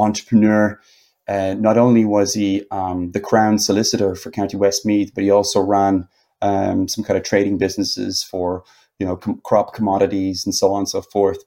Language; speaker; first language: English; native; English